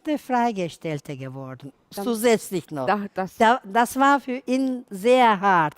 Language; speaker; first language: German; non-native, learner; Turkish